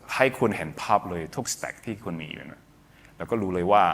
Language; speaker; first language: Thai; non-native, fluent; Indonesian